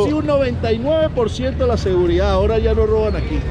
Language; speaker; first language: Spanish; native; Spanish